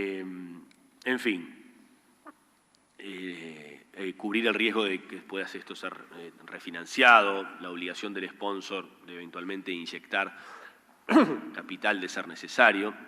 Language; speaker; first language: Spanish; native; Spanish